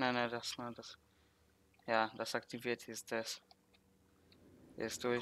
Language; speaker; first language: German; early bilingual, other home language; Polish